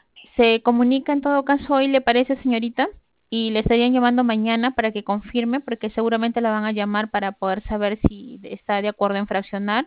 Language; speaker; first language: Spanish; native; Spanish